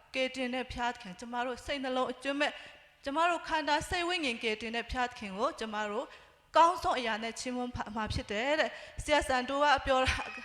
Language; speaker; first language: Burmese; non-native, local second language; Hakha Chin